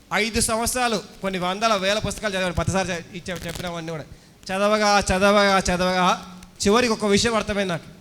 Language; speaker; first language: Telugu; native; Telugu